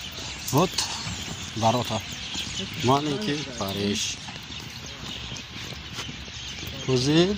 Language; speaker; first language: Russian; non-native, learner; Tajik